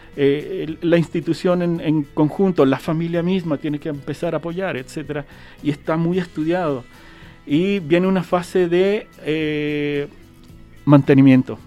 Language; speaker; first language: Spanish; native; Spanish